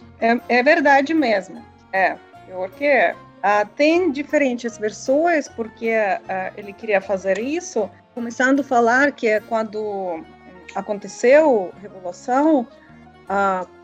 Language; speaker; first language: Portuguese; non-native, learner; Russian